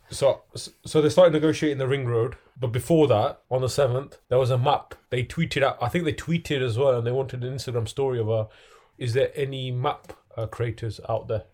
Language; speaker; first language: English; early bilingual, other home language; Punjabi